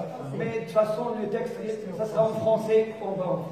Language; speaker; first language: French; non-native, fluent; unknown